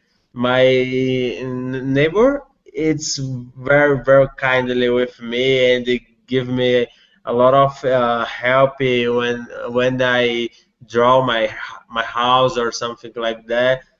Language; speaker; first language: English; non-native, learner; Portuguese